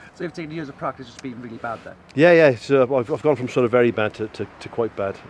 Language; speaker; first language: English; native; English